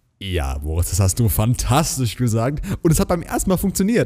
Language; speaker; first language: German; native; German